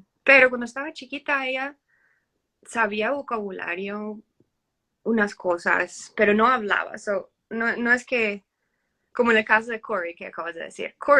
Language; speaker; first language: Spanish; early bilingual, heritage; English